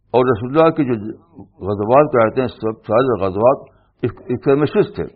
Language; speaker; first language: Urdu; native; Urdu